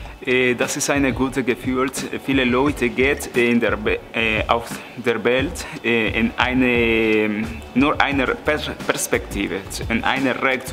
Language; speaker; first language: German; non-native, learner; Spanish